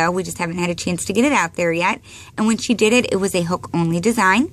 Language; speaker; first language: English; native; English